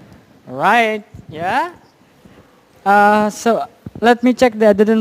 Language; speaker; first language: English; non-native, fluent; Indonesian